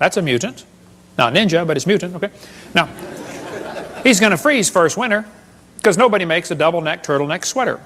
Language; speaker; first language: English; native; English